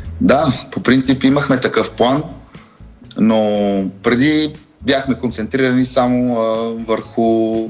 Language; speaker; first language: Bulgarian; early bilingual, heritage; Bulgarian